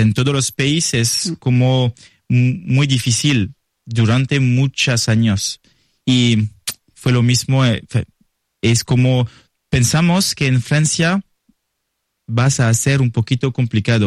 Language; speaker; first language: Spanish; non-native, learner; French